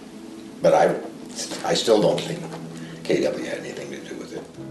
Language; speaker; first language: English; native; English